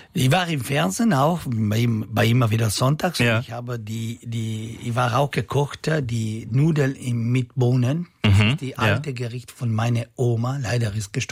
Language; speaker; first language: German; non-native, local second language; Italian